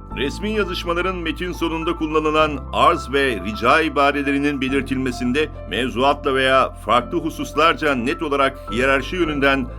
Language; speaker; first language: Turkish; native; Turkish